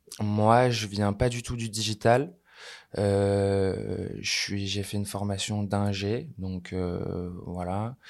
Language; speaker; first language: French; native; French